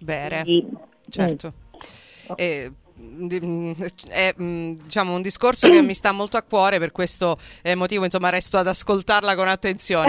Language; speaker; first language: Italian; native; Italian